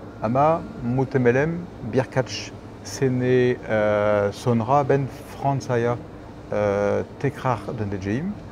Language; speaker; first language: Turkish; non-native, learner; French